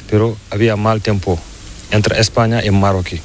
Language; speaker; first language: Spanish; non-native, learner; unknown